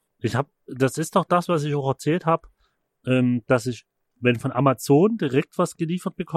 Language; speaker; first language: German; native; German